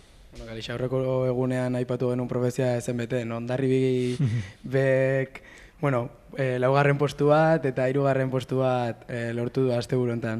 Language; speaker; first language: Basque; native; Basque